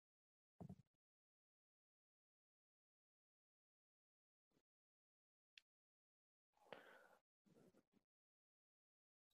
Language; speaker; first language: English; non-native, fluent; Portuguese